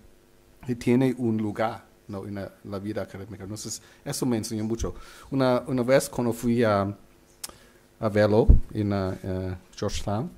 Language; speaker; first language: Spanish; non-native, fluent; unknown